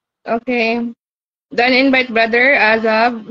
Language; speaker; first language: English; non-native, learner; Bangla